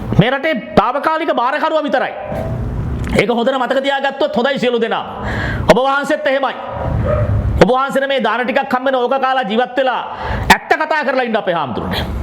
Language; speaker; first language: Sinhala; native; Sinhala